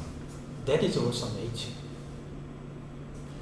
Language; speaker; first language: English; non-native, learner; Korean